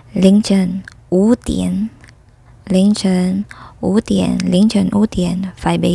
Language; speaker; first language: Chinese; non-native, fluent; Filipino